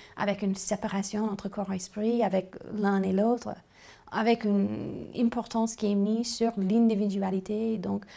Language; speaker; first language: French; non-native, fluent; English